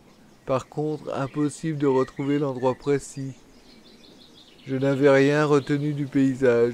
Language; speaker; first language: French; native; French